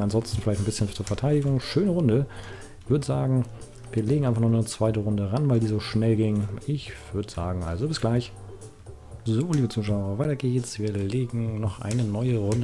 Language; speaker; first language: German; native; German